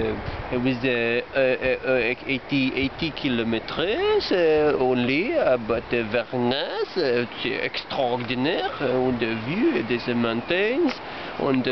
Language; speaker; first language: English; non-native, learner; Slovenian